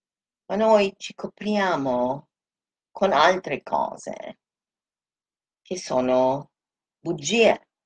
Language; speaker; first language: Italian; non-native, fluent; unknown